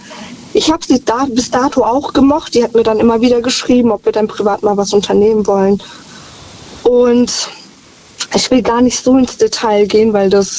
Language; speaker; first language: German; native; German